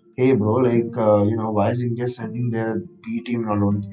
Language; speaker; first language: English; non-native, local second language; Malayalam